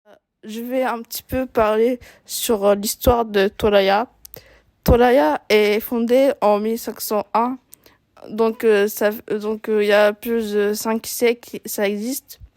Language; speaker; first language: French; non-native, learner; Japanese